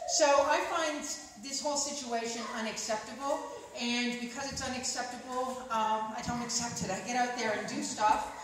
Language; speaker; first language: English; native; English